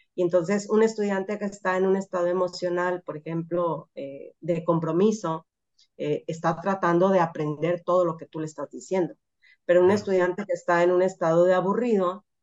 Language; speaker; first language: Spanish; native; Spanish